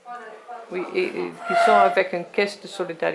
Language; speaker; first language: French; non-native, learner; Dutch